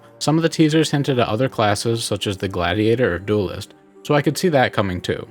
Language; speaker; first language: English; native; English